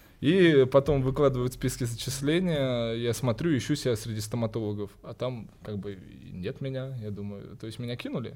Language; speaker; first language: Russian; native; Russian